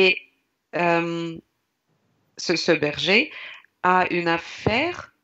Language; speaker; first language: French; non-native, learner; Russian